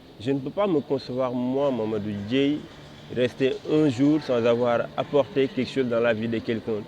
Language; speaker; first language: French; non-native, local second language; Wolof